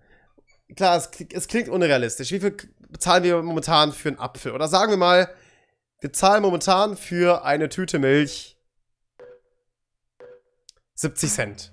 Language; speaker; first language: German; native; German